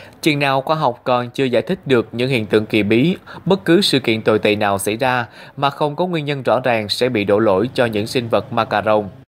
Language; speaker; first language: Vietnamese; native; Vietnamese